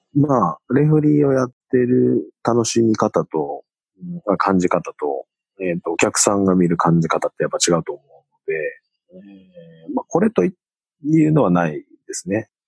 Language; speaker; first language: Japanese; native; Japanese